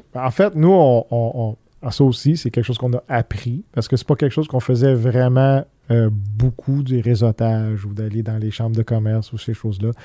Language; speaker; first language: French; early bilingual, other home language; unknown